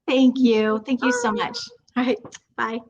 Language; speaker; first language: English; native; English